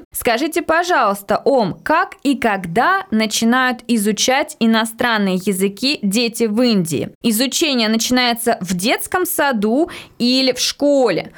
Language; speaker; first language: Russian; native; Russian